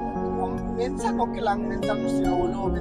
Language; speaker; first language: Filipino; non-native, learner; Bangla